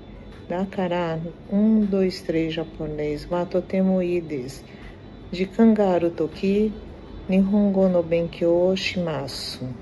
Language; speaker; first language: Japanese; non-native, learner; Portuguese